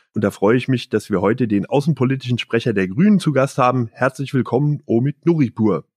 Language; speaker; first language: German; native; German